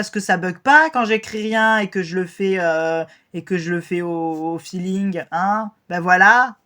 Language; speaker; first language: French; native; French